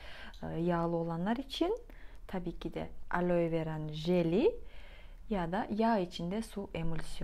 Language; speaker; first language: Turkish; non-native, fluent; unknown